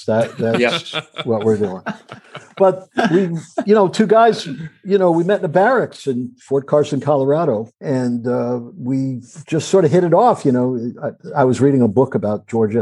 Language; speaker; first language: English; native; English